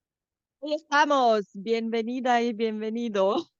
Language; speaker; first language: Spanish; non-native, fluent; Romanian